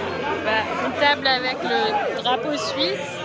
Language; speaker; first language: French; non-native, local second language; Arabic